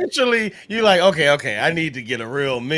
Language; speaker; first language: English; native; English